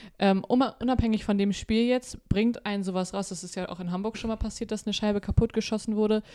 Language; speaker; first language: German; native; German